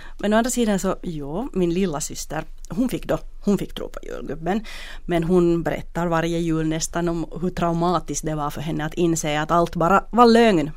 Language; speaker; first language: Swedish; native; Swedish